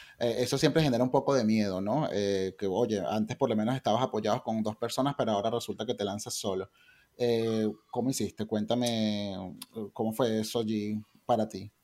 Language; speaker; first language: Spanish; native; Spanish